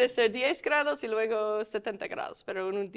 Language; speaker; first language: Spanish; non-native, fluent; English